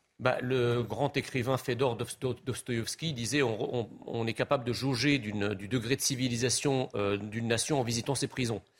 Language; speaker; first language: French; early bilingual, other home language; Arabic